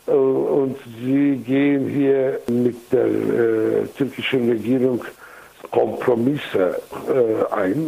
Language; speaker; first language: German; non-native, fluent; Kurdish